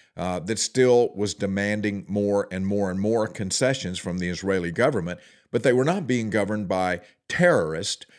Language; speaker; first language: English; native; English